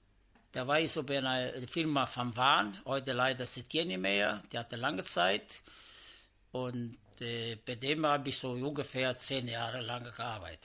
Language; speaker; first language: German; non-native, learner; Italian